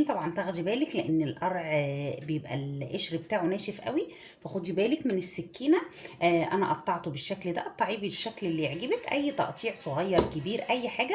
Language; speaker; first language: Arabic; native; Arabic